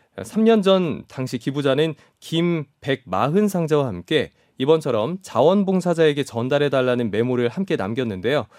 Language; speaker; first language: Korean; native; Korean